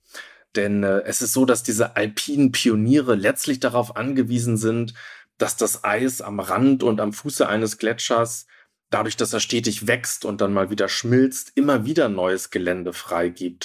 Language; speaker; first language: German; native; German